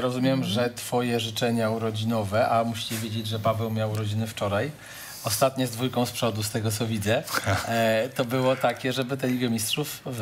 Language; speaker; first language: Polish; native; Polish